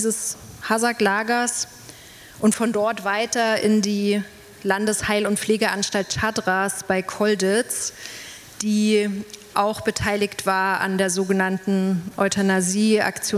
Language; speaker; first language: German; native; German